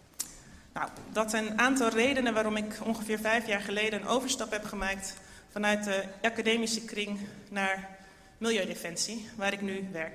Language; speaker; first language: Dutch; native; Dutch